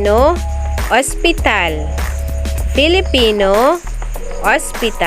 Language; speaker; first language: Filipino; non-native, local second language; Iloko